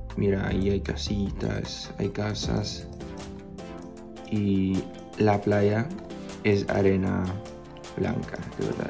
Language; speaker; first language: Spanish; non-native, fluent; Filipino